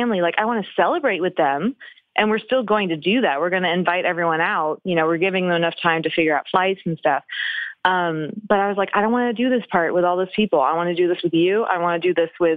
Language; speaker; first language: English; native; English